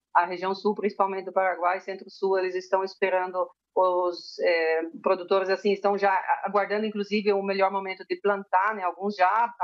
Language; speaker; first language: Portuguese; early bilingual, heritage; Spanish